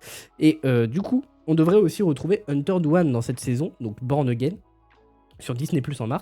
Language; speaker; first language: French; native; French